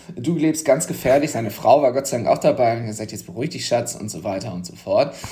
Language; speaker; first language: German; native; German